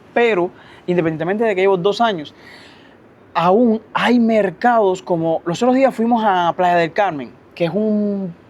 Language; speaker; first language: Spanish; native; Spanish